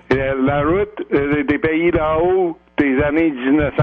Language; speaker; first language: French; native; French